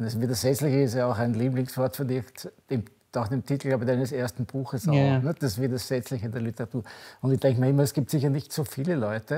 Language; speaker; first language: German; native; German